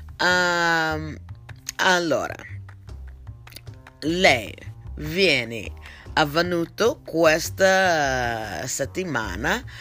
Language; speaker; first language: Italian; non-native, learner; English